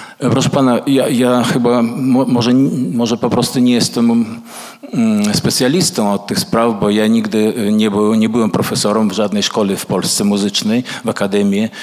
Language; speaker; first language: Polish; early bilingual, other home language; Russian